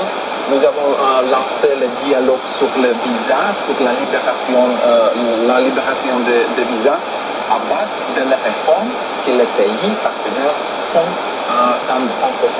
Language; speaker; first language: French; non-native, fluent; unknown